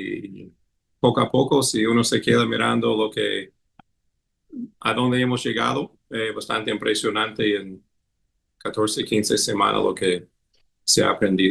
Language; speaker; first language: Spanish; non-native, fluent; English